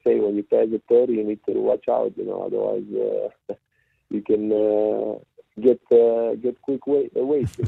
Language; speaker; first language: English; non-native, fluent; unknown